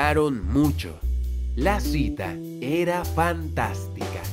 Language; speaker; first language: Spanish; non-native, fluent; English